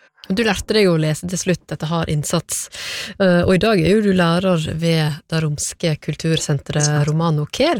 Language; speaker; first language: Norwegian; native; Norwegian